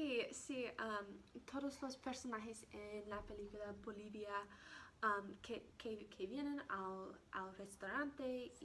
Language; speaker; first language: Spanish; non-native, learner; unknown